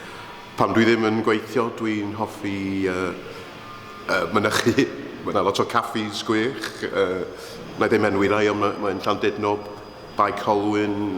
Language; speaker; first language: Welsh; non-native, local second language; English